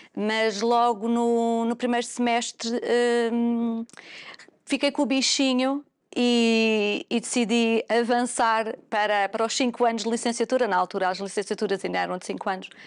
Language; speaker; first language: Portuguese; native; Portuguese